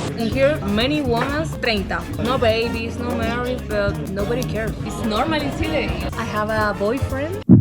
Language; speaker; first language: English; non-native, learner; Spanish